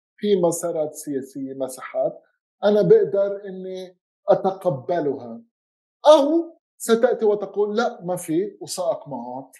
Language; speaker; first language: Arabic; native; Arabic